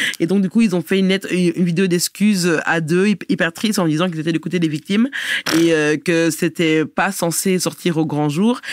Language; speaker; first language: French; native; French